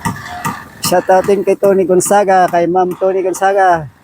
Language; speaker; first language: Filipino; native; Filipino